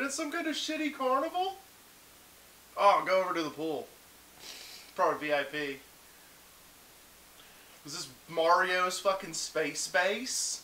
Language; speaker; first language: English; native; English